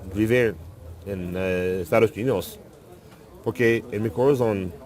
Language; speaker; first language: Spanish; non-native, learner; English